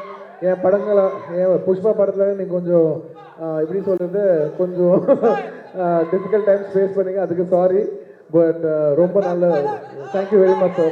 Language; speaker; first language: Tamil; non-native, local second language; Telugu